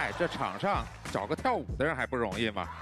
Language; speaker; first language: Chinese; native; Chinese